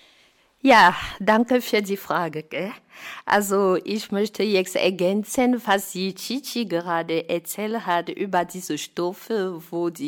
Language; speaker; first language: German; non-native, fluent; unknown